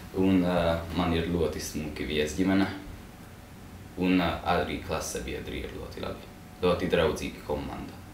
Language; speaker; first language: Latvian; non-native, learner; Hungarian